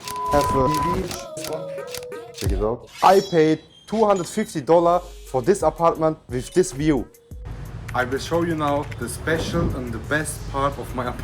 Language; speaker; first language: English; non-native, learner; Turkish